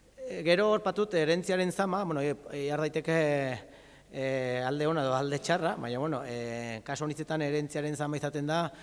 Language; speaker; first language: Basque; native; Basque